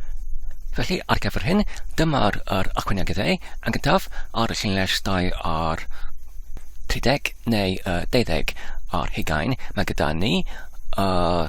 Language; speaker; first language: Welsh; non-native, learner; English